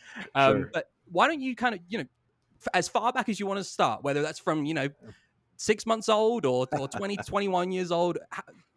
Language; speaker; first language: English; native; English